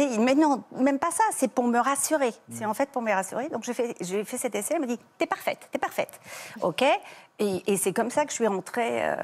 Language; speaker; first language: French; non-native, fluent; German